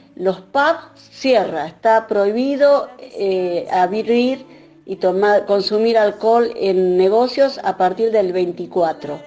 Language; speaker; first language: Spanish; native; Spanish